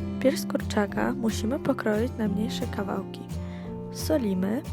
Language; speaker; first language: Polish; non-native, fluent; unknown